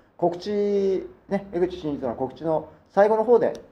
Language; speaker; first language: Japanese; native; Japanese